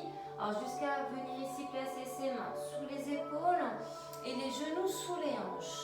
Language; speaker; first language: French; native; French